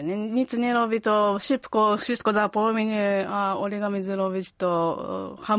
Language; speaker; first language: Polish; non-native, learner; Japanese